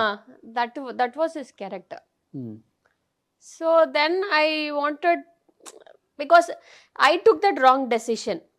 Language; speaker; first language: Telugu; non-native, fluent; Tamil